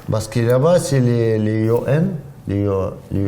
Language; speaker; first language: French; non-native, learner; Arabic